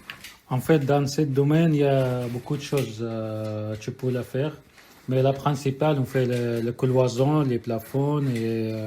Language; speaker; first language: French; non-native, learner; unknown